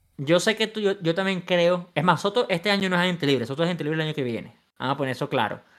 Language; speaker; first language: Spanish; native; Spanish